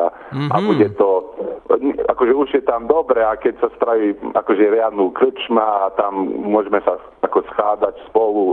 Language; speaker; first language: Slovak; early bilingual, heritage; Slovak